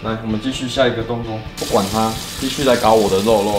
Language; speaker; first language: Chinese; native; Chinese